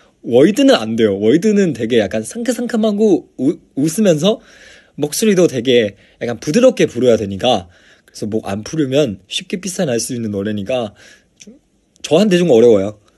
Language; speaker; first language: Korean; non-native, fluent; Chinese